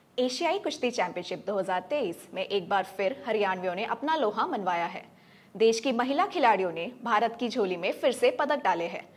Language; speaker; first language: Hindi; non-native, local second language; Malayalam